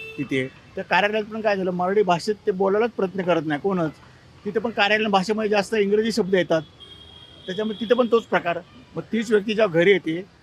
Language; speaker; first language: Marathi; native; Marathi